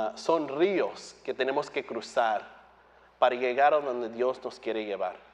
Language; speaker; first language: Spanish; early bilingual, heritage; Spanish